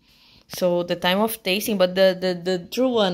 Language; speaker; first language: English; non-native, learner; Portuguese